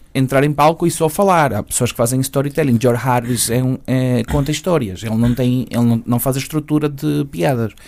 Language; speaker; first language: Portuguese; early bilingual, heritage; Portuguese